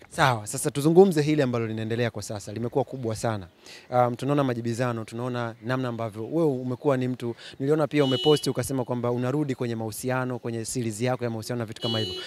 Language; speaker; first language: Swahili; native; Swahili